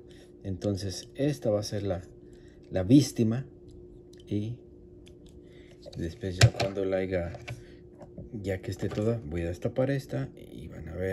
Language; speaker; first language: Spanish; native; Spanish